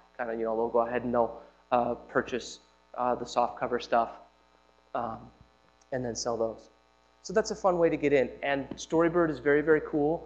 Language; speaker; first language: English; native; English